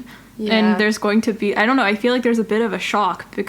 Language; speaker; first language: English; native; English